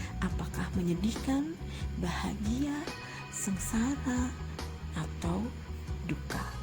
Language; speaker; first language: Indonesian; native; Indonesian